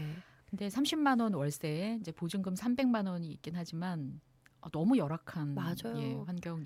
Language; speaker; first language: Korean; native; Korean